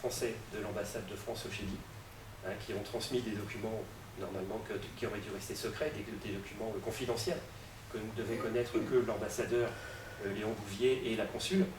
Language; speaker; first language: French; native; French